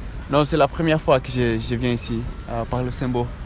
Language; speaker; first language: French; non-native, fluent; Portuguese